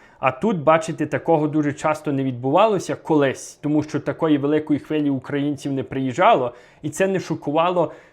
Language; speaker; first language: Ukrainian; native; Ukrainian